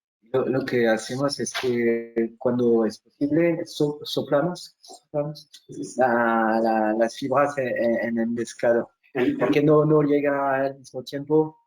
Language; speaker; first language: Spanish; non-native, fluent; French